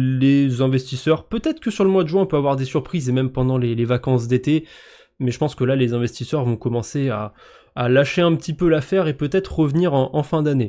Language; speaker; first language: French; native; French